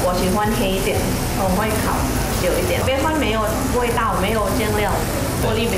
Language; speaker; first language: Chinese; non-native, learner; Thai